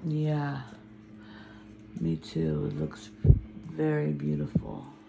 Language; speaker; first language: English; early bilingual, other home language; Portuguese